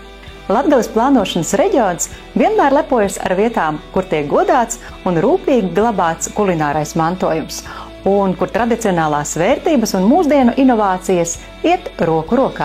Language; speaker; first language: Latvian; native; Latvian